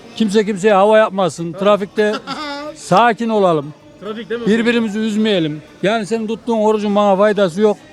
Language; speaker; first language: Turkish; native; Turkish